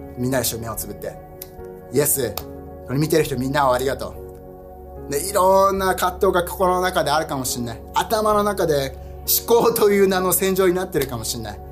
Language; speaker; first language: Japanese; early bilingual, heritage; Japanese